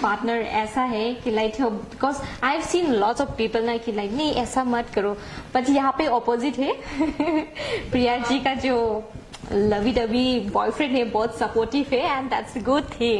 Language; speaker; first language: Hindi; non-native, local second language; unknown